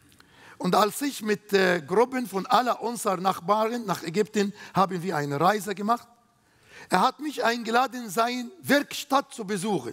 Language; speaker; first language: German; non-native, fluent; Arabic